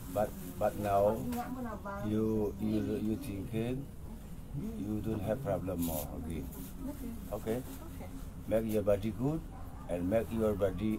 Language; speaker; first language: English; non-native, learner; Balinese